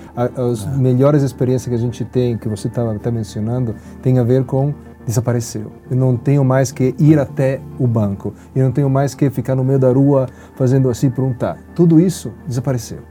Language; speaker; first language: Portuguese; non-native, fluent; Italian